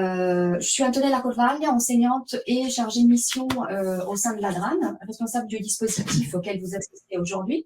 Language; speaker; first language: French; native; French